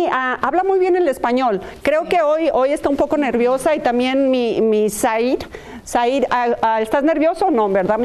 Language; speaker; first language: Spanish; native; Spanish